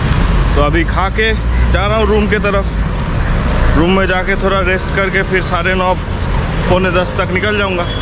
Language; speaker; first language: Hindi; non-native, local second language; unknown